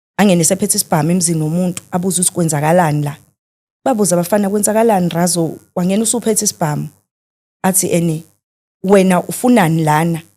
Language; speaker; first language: Zulu; native; Zulu